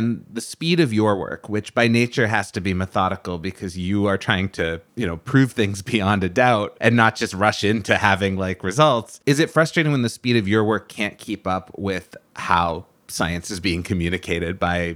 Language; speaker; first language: English; native; English